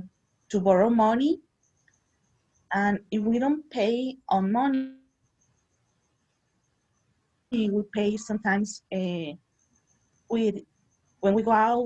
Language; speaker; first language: English; non-native, learner; Spanish